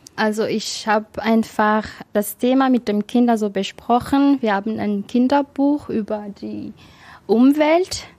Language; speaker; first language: German; non-native, learner; Malagasy